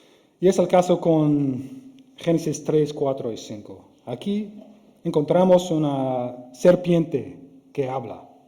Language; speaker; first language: Spanish; non-native, fluent; English